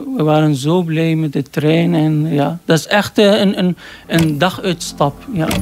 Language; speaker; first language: Dutch; non-native, learner; Arabic